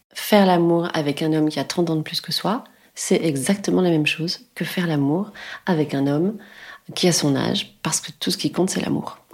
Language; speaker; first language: French; native; French